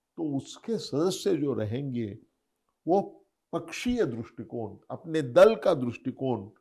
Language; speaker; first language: Hindi; non-native, local second language; Marathi